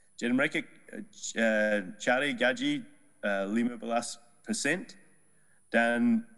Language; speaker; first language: Indonesian; non-native, learner; Dutch